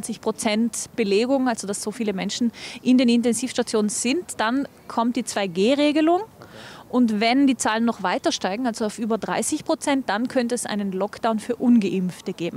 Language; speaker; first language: German; native; German